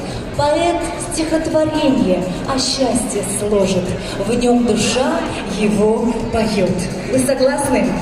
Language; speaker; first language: Russian; native; Russian